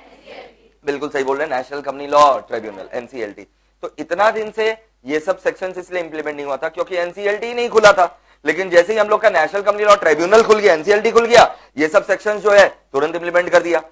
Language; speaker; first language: Hindi; non-native, local second language; Bangla